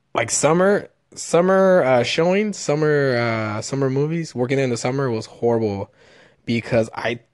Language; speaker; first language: English; early bilingual, other home language; Spanish